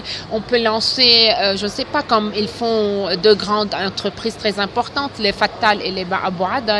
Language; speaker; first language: French; non-native, local second language; Arabic